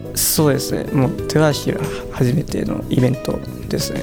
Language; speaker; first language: Japanese; non-native, fluent; Chinese